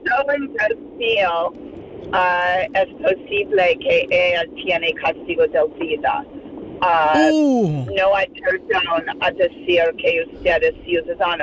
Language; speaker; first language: Spanish; non-native, learner; English